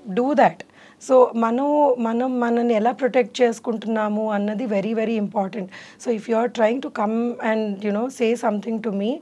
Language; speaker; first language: Telugu; native; Telugu